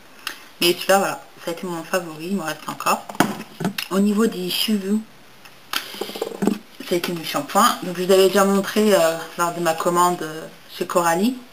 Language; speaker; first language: French; native; French